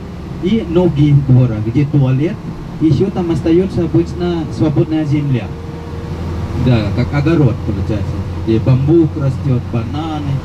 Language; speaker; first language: Russian; non-native, fluent; Balinese